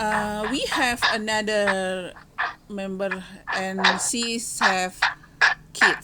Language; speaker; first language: English; non-native, learner; Indonesian